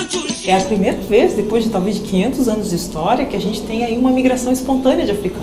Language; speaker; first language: Portuguese; native; Portuguese